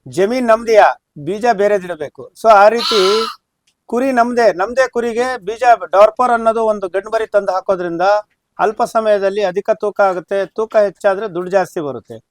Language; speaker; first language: Kannada; native; Kannada